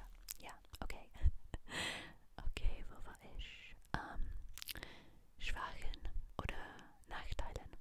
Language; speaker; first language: German; non-native, learner; English